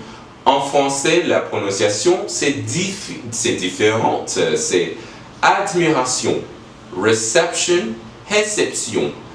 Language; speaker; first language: French; non-native, learner; English